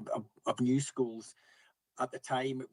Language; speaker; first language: English; native; English